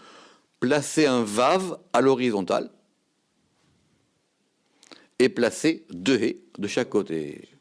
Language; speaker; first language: French; native; French